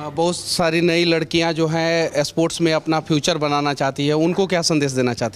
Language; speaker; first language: Hindi; native; Hindi